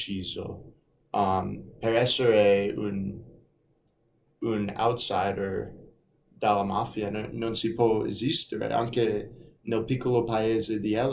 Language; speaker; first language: Italian; non-native, fluent; English